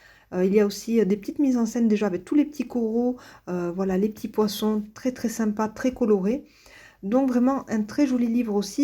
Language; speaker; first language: French; native; French